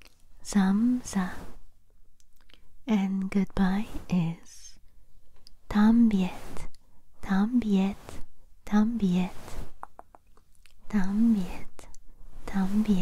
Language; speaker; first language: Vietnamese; non-native, learner; English